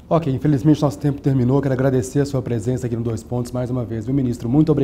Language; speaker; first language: Portuguese; native; Portuguese